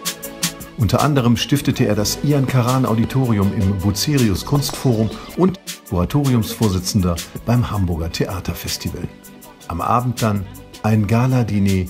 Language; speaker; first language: German; native; German